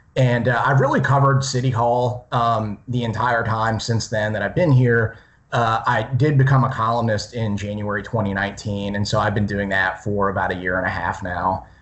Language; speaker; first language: English; native; English